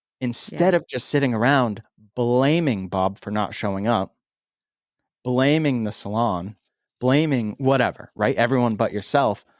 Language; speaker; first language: English; native; English